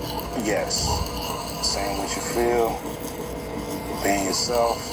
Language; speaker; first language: English; native; English